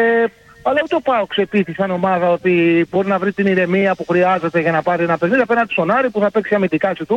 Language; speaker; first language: Greek; native; Greek